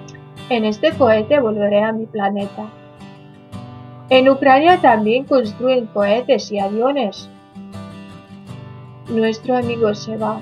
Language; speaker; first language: Spanish; non-native, learner; Ukrainian